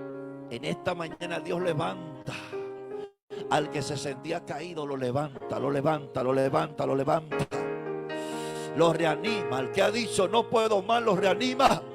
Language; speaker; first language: Spanish; native; Spanish